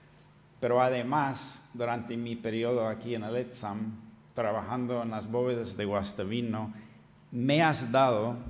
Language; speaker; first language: Spanish; non-native, fluent; English